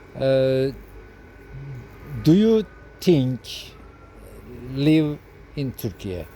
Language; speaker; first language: English; non-native, learner; Turkish